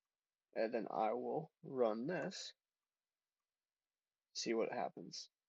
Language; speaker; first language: English; native; English